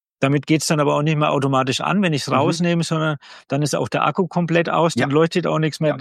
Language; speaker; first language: German; native; German